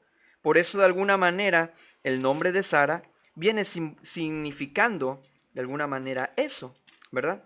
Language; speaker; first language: Spanish; native; Spanish